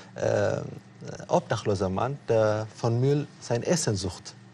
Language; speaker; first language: German; non-native, fluent; Tigrinya